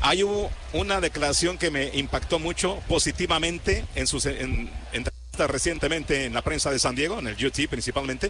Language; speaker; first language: Spanish; native; Spanish